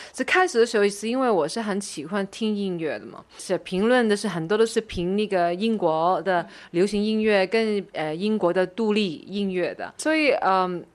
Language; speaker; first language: Chinese; non-native, fluent; Cantonese